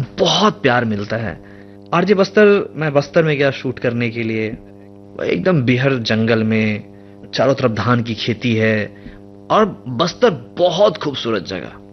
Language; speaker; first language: Hindi; non-native, local second language; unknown